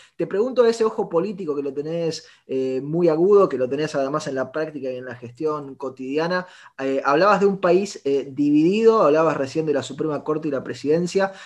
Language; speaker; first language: Spanish; native; Spanish